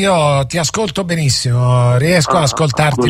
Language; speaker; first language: Italian; native; Italian